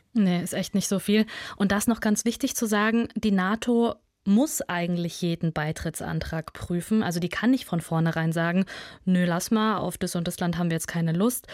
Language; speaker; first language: German; early bilingual, other home language; Russian